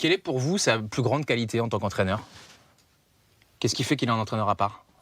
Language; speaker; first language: French; native; French